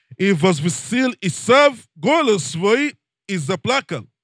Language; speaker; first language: Russian; non-native, learner; English